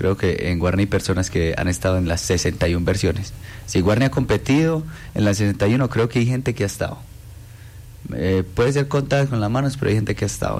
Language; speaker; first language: Spanish; native; Spanish